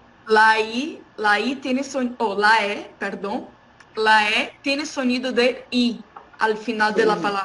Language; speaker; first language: Spanish; non-native, fluent; Portuguese